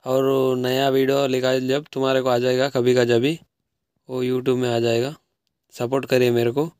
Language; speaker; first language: Hindi; non-native, local second language; Telugu